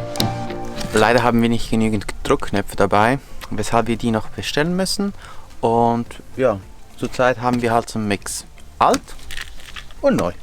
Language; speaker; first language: German; native; German